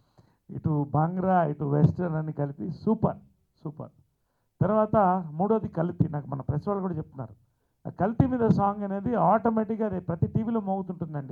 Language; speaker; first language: Telugu; native; Telugu